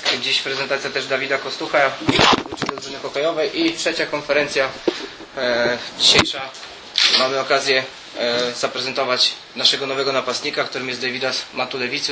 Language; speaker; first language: Polish; native; Polish